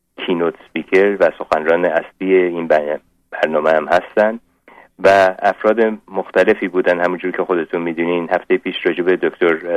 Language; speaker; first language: Persian; native; Persian